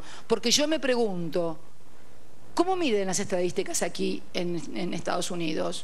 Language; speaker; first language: Spanish; native; Spanish